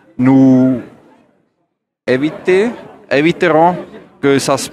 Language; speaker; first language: French; non-native, learner; German